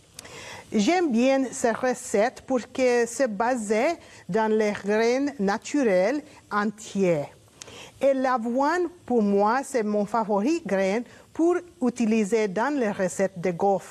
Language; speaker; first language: French; non-native, learner; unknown